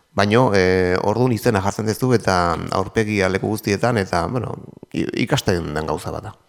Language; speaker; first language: Basque; native; Basque